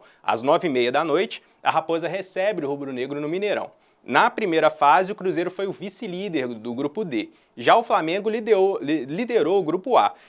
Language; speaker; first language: Portuguese; native; Portuguese